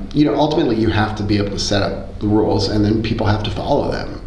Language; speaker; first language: English; early bilingual, other home language; Spanish